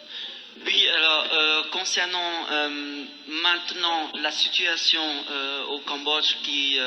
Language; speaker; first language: French; non-native, fluent; Khmer